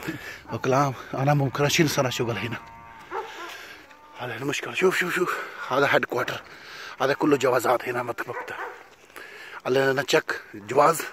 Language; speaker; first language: Arabic; non-native, learner; Urdu